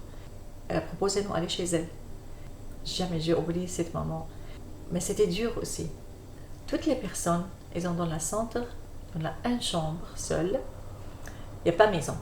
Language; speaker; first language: French; non-native, learner; Arabic